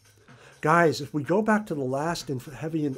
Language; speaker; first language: English; native; English